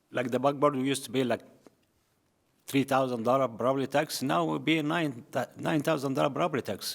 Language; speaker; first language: English; non-native, learner; Arabic